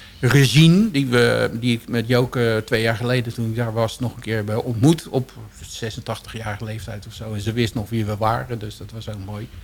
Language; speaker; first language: Dutch; native; Dutch